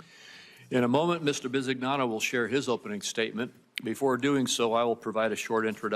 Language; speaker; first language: English; native; English